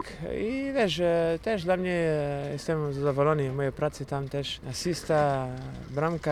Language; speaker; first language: Polish; non-native, fluent; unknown